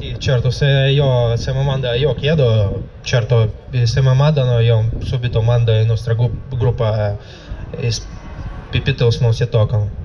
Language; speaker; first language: Italian; non-native, learner; Russian